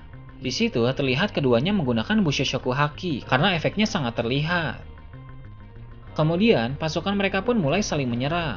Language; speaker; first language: Indonesian; native; Indonesian